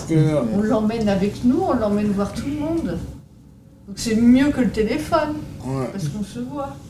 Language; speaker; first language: French; native; French